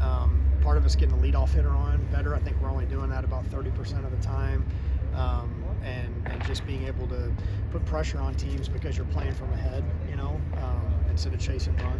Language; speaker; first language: English; native; English